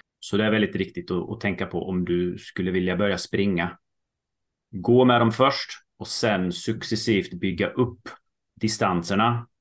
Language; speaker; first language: Swedish; early bilingual, heritage; Swedish